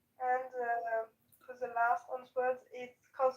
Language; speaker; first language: English; non-native, learner; French